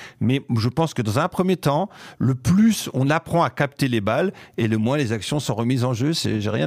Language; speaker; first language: French; native; French